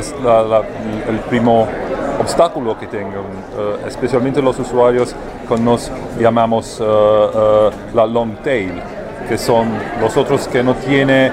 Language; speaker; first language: Spanish; non-native, learner; Italian